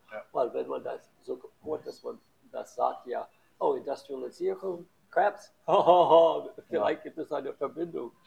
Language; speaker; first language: German; non-native, learner; English